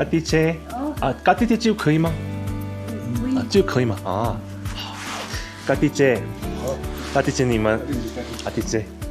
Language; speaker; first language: Chinese; non-native, learner; Korean